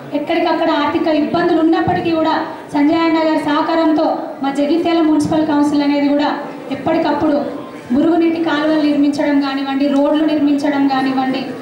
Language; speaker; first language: Telugu; native; Telugu